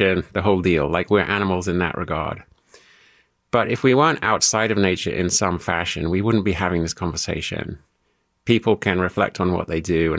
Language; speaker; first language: English; native; English